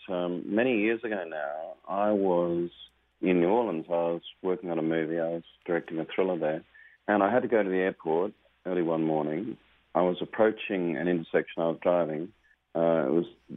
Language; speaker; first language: English; native; English